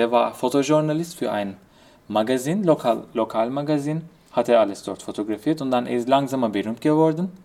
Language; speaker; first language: German; non-native, fluent; Turkish